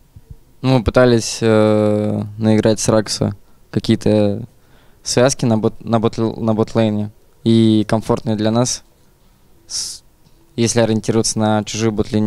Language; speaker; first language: Russian; native; Russian